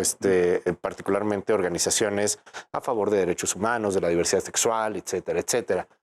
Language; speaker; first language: Spanish; native; Spanish